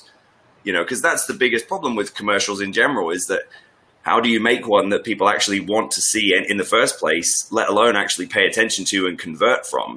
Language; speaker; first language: English; native; English